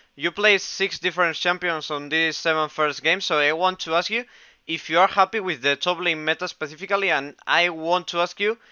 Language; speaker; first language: English; non-native, fluent; Spanish